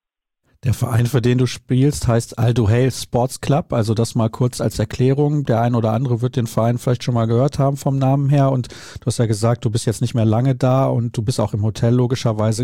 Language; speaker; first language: German; native; German